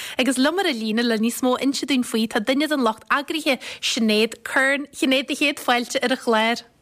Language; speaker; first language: Irish; native; Irish